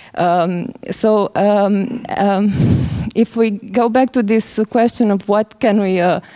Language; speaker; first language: English; non-native, fluent; Romanian